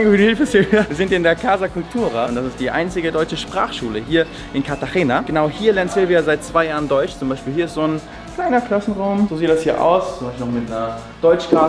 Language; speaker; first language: German; native; German